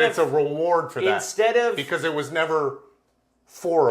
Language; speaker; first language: English; native; English